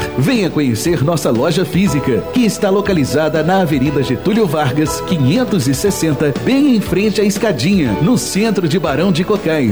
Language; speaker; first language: Portuguese; native; Portuguese